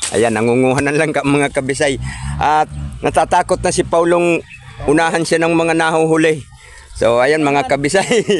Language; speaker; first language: Filipino; non-native, local second language; Cebuano